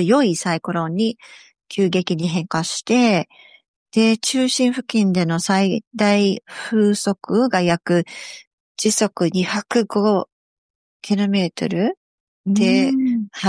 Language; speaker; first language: Japanese; native; Japanese